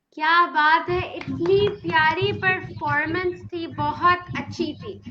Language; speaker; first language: Urdu; non-native, local second language; Punjabi